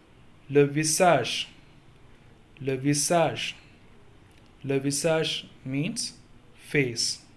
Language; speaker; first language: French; non-native, learner; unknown